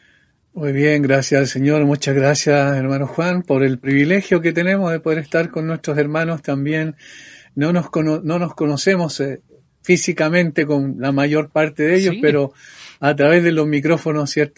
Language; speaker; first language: Spanish; native; Spanish